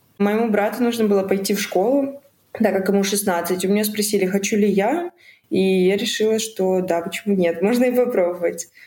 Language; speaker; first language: Russian; native; Russian